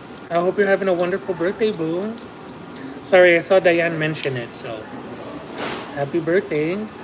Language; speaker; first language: English; early bilingual, other home language; Spanish